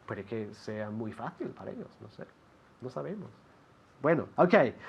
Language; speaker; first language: Spanish; non-native, fluent; English